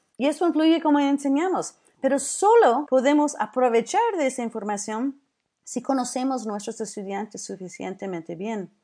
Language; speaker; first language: Spanish; non-native, fluent; English